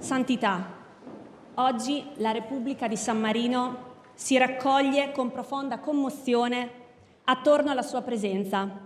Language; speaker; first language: Italian; native; Italian